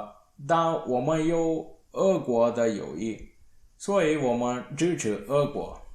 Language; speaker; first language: Chinese; non-native, learner; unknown